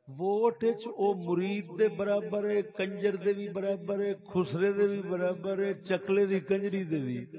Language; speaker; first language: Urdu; non-native, local second language; Punjabi